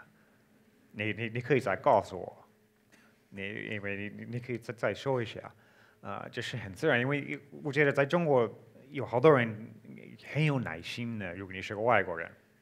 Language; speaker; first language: Chinese; non-native, fluent; English